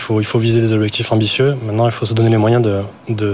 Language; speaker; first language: French; native; French